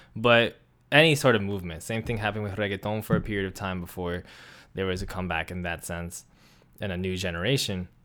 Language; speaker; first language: English; native; English